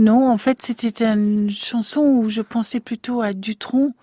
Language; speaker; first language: French; non-native, learner; English